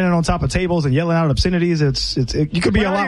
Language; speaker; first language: English; native; English